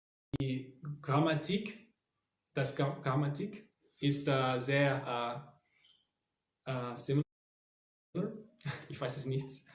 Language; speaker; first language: German; non-native, learner; Portuguese